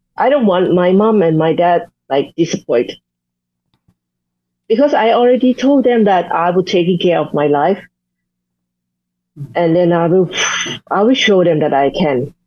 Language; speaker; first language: English; non-native, learner; Thai